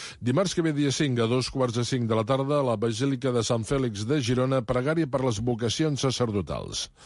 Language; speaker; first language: Catalan; native; Catalan